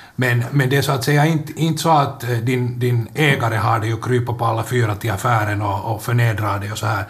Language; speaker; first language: Swedish; native; Swedish